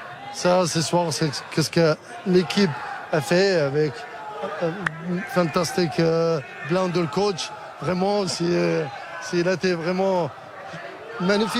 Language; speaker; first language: French; non-native, learner; Spanish